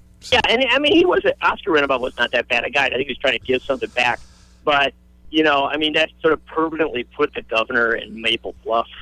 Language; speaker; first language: English; native; English